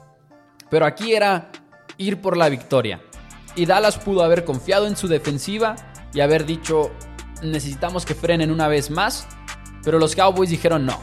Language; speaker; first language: Spanish; native; Spanish